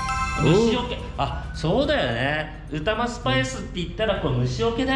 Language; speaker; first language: Japanese; native; Japanese